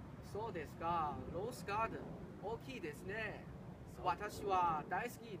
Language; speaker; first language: Japanese; non-native, learner; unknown